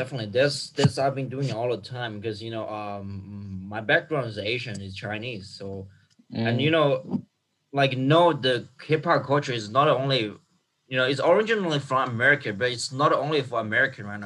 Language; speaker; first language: English; non-native, fluent; Chinese